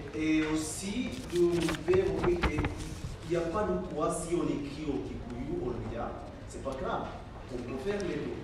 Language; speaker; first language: French; non-native, learner; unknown